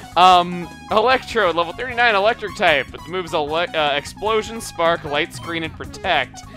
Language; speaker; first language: English; native; English